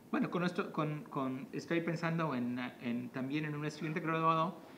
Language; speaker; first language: Spanish; native; Spanish